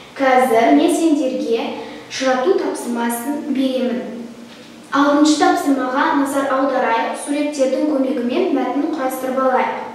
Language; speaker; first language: Kazakh; non-native, local second language; Russian